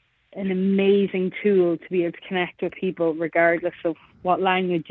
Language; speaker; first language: English; native; English